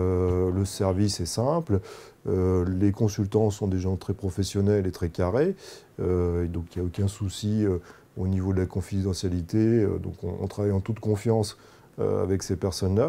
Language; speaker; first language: French; native; French